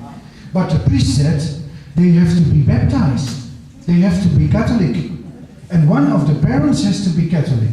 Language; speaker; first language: English; non-native, fluent; Dutch